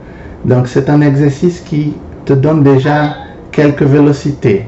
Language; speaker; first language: French; non-native, fluent; Portuguese